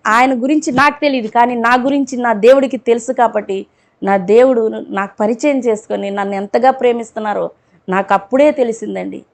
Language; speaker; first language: Telugu; non-native, local second language; Urdu